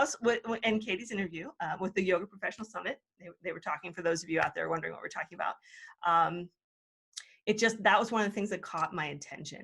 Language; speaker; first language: English; native; English